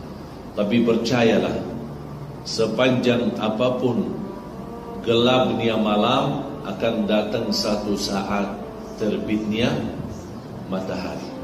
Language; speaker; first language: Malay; non-native, fluent; Arabic